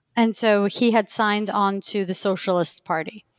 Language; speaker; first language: English; early bilingual, other home language; Persian